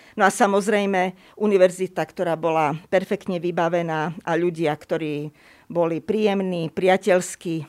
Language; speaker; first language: Slovak; native; Slovak